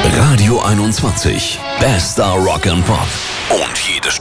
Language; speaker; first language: German; native; German